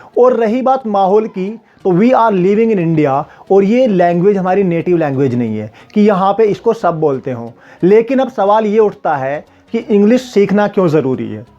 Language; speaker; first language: Hindi; native; Hindi